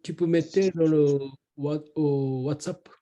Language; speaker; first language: French; non-native, learner; Japanese